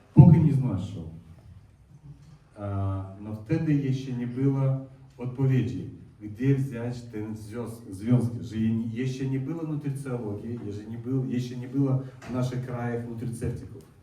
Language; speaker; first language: Polish; non-native, learner; Russian